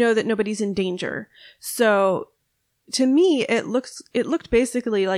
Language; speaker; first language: English; native; English